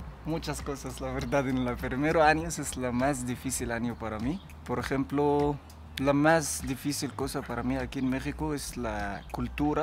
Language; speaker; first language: Spanish; non-native, learner; Arabic